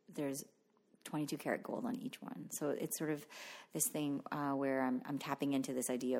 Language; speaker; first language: English; non-native, fluent; Filipino